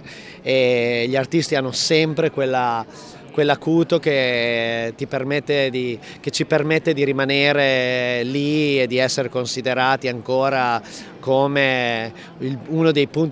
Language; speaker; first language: Italian; native; Italian